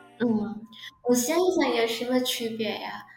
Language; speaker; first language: Chinese; early bilingual, heritage; Indonesian